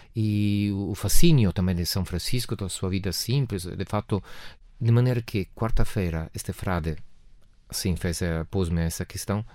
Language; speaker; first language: Portuguese; non-native, fluent; Italian